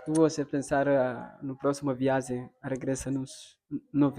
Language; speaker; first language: Portuguese; non-native, local second language; Fula